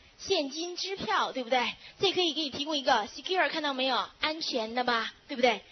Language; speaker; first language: Chinese; native; Chinese